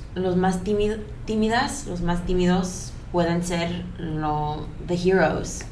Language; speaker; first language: Spanish; early bilingual, heritage; Spanish